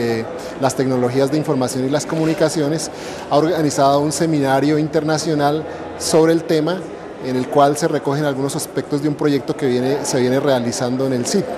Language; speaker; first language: Spanish; native; Spanish